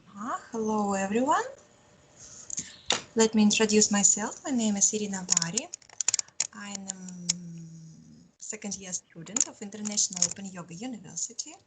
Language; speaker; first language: English; non-native, learner; Russian